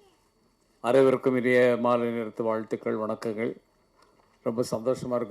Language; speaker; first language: Tamil; native; Tamil